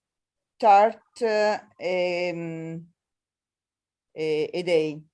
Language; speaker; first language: English; non-native, learner; Italian